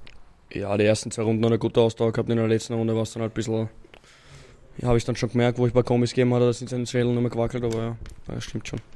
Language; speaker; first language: German; native; German